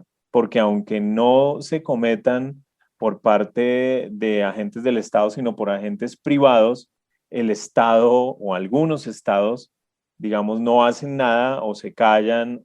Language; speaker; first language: Spanish; native; Spanish